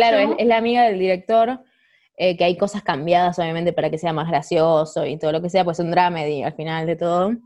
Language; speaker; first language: Spanish; native; Spanish